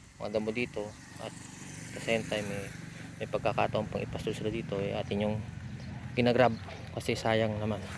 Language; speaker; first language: Filipino; non-native, local second language; Bikol